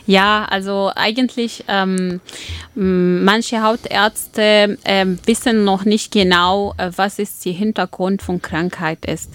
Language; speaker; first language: German; non-native, fluent; Arabic